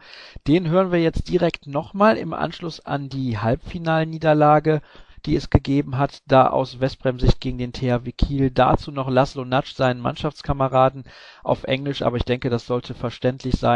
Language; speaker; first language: German; native; German